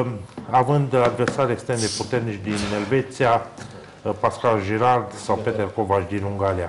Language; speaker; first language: Romanian; native; Romanian